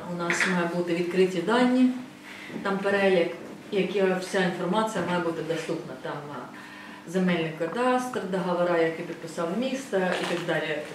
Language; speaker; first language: Ukrainian; non-native, fluent; Estonian